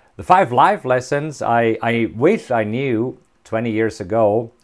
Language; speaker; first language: English; non-native, fluent; German